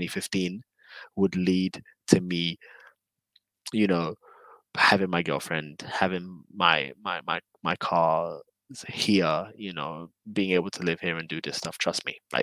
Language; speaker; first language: English; native; English